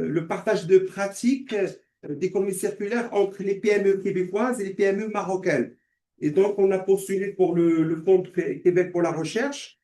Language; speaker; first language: French; non-native, local second language; Arabic